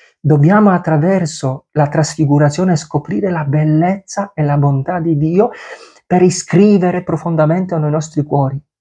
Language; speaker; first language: Italian; non-native, fluent; Polish